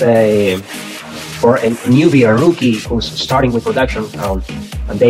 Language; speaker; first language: English; non-native, fluent; Spanish